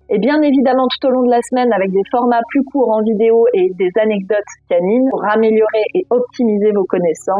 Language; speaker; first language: French; native; French